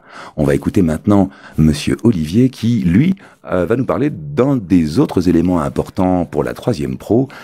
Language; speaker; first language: French; native; French